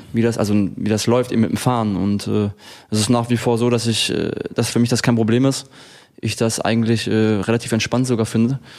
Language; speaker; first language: German; native; German